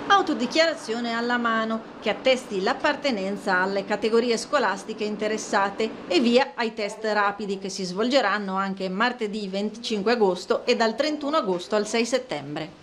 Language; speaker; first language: Italian; native; Italian